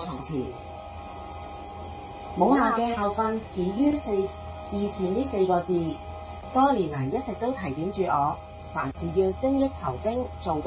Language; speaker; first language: Chinese; native; Chinese